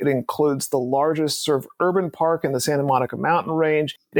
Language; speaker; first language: English; native; English